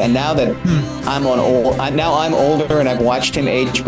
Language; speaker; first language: English; native; English